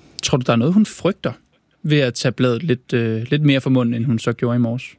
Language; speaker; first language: Danish; native; Danish